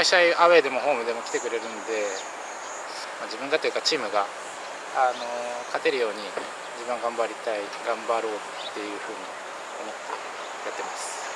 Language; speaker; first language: Japanese; native; Japanese